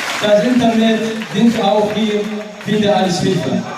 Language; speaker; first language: German; non-native, learner; Arabic